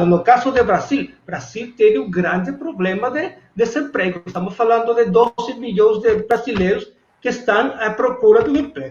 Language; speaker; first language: Portuguese; non-native, fluent; Spanish